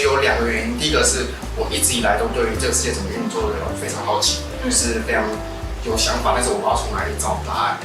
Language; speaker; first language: Chinese; native; Chinese